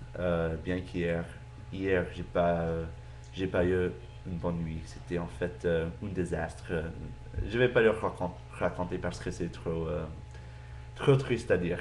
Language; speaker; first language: French; non-native, fluent; English